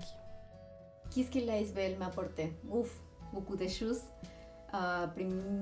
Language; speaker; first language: French; non-native, fluent; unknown